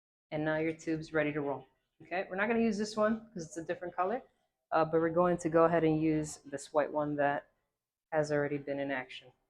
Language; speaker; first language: English; native; English